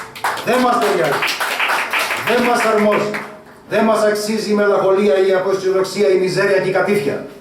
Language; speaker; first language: Greek; native; Greek